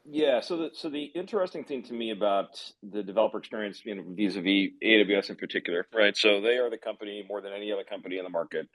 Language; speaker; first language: English; native; English